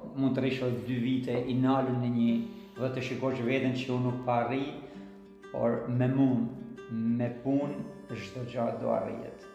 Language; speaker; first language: Albanian; native; Albanian